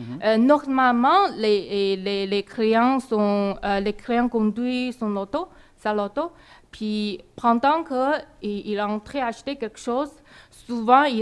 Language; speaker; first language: French; non-native, learner; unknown